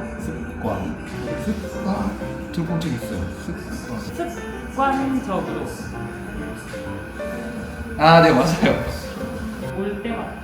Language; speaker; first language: Korean; non-native, learner; Japanese